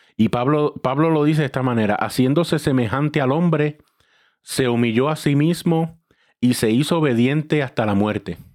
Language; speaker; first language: Spanish; early bilingual, heritage; Spanish